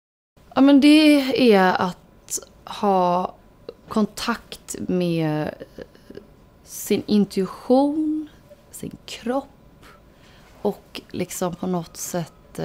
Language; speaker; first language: Swedish; native; Swedish